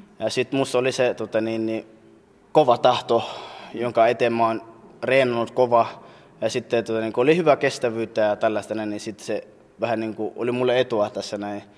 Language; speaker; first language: Finnish; non-native, fluent; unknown